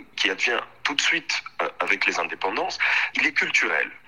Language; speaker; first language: French; non-native, local second language; Swahili